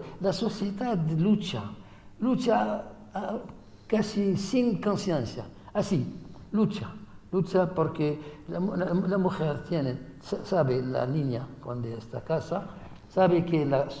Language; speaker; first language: Spanish; non-native, fluent; Arabic